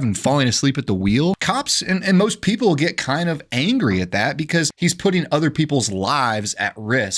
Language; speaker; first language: English; native; English